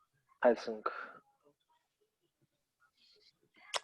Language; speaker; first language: English; non-native, learner; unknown